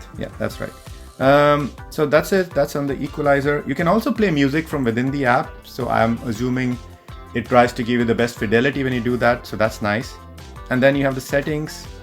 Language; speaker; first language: English; non-native, fluent; Dutch